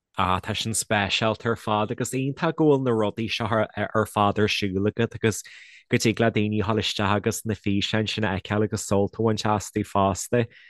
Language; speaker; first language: Irish; native; Irish